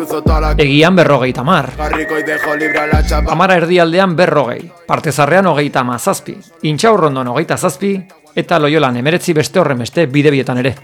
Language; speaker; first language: Basque; native; Basque